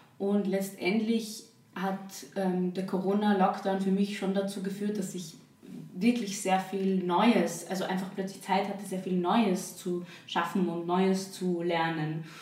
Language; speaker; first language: German; native; German